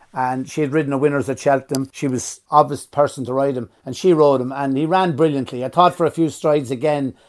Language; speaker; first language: English; native; English